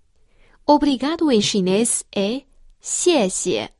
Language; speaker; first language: Portuguese; non-native, fluent; Chinese